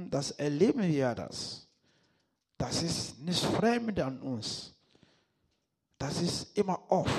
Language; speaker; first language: German; non-native, learner; Lingala